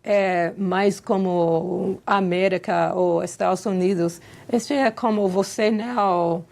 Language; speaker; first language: Portuguese; non-native, fluent; English